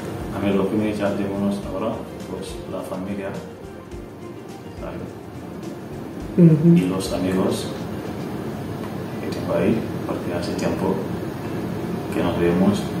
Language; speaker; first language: Spanish; non-native, learner; Wolof